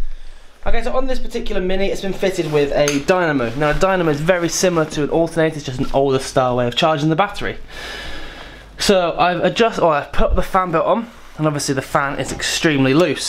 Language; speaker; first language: English; native; English